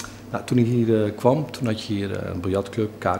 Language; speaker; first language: Dutch; native; Dutch